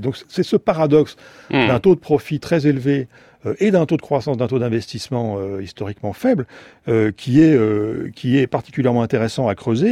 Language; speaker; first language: French; native; French